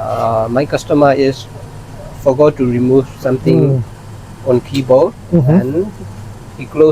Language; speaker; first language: English; non-native, learner; Thai